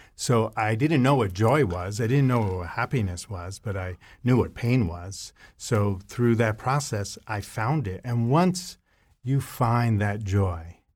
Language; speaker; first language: English; native; English